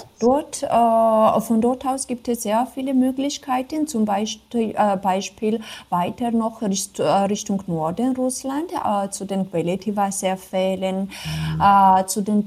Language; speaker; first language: German; non-native, fluent; Georgian